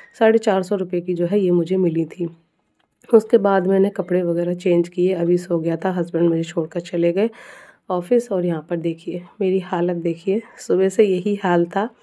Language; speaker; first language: Hindi; native; Hindi